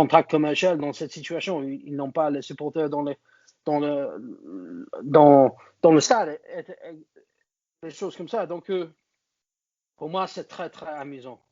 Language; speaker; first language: French; non-native, learner; English